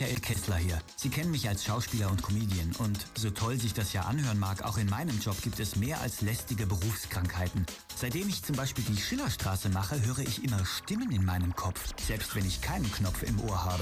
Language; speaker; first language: German; native; German